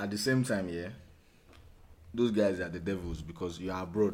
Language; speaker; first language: English; non-native, local second language; Yoruba